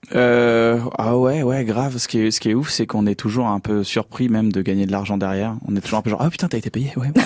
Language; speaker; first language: French; native; French